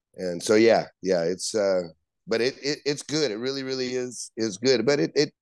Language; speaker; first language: English; native; English